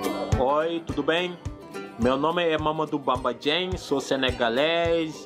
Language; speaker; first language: Portuguese; non-native, fluent; Wolof